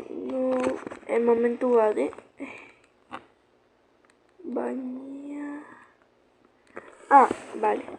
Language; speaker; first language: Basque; non-native, local second language; Spanish